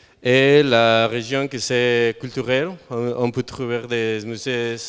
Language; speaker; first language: French; non-native, learner; Spanish